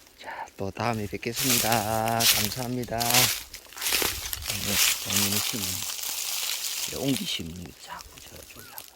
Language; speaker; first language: Korean; native; Korean